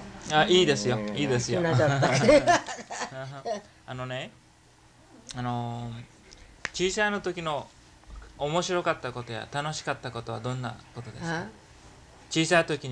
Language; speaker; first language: Japanese; early bilingual, heritage; Japanese